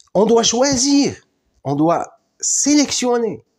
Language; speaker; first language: French; non-native, local second language; Arabic